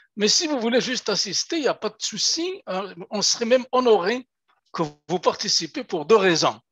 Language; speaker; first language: French; non-native, local second language; Kabyle